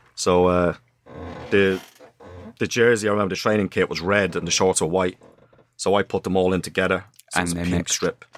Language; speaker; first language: English; native; English